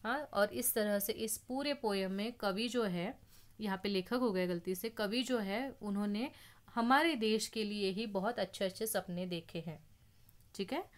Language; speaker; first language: Hindi; non-native, local second language; Marathi